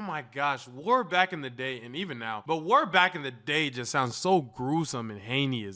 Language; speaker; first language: English; native; English